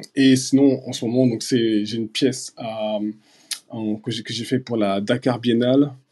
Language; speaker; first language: French; early bilingual, other home language; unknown